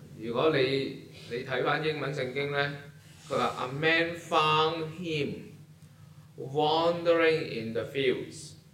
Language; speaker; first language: Chinese; non-native, local second language; Cantonese